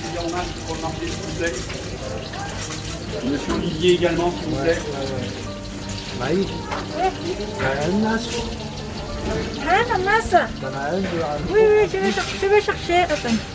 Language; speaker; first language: French; non-native, learner; Thai